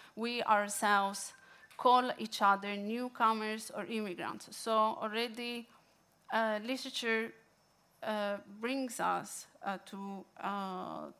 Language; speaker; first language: English; non-native, fluent; Italian